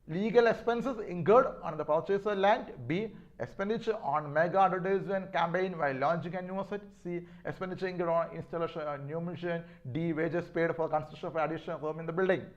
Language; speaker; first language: English; non-native, local second language; Malayalam